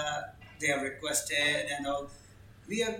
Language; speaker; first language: English; non-native, local second language; Punjabi